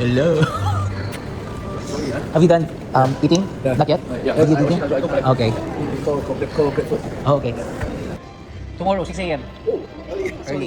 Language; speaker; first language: English; non-native, local second language; Filipino